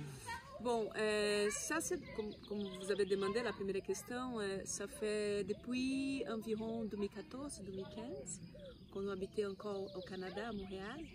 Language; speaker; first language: French; non-native, fluent; Portuguese